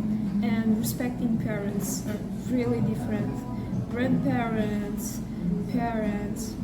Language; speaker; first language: English; non-native, learner; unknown